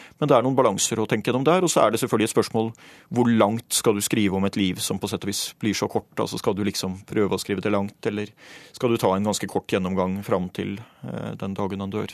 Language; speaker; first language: Norwegian; native; Norwegian